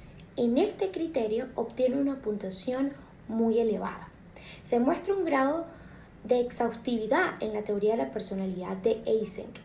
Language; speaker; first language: Spanish; native; Spanish